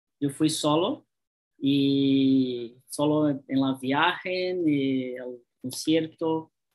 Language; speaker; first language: Spanish; non-native, learner; Portuguese